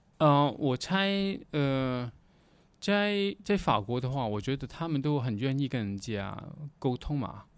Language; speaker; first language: Chinese; non-native, local second language; Cantonese